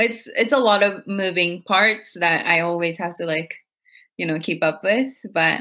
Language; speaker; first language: English; non-native, fluent; Japanese